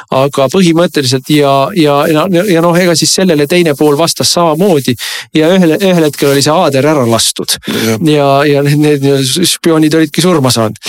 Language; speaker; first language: Estonian; native; Estonian